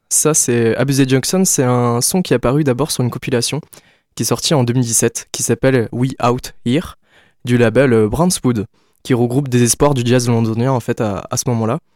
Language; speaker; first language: French; native; French